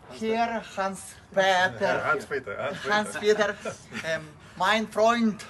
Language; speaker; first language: German; non-native, learner; Ukrainian